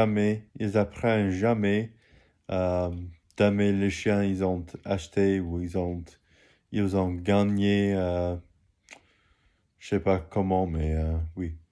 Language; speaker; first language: French; non-native, learner; English